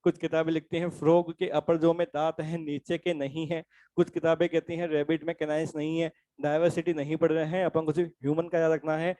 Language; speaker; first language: Hindi; native; Hindi